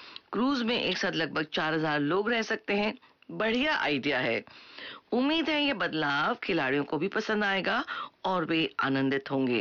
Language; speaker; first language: Hindi; native; Hindi